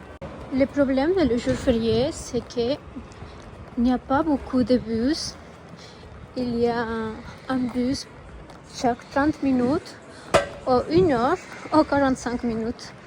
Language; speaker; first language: French; non-native, learner; Spanish